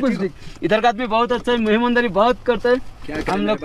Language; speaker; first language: Hindi; non-native, learner; Bangla